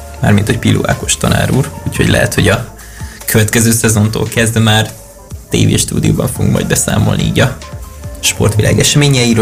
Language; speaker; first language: Hungarian; native; Hungarian